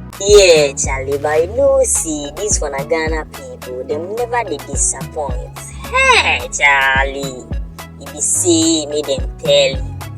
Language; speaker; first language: Nigerian Pidgin; non-native, local second language; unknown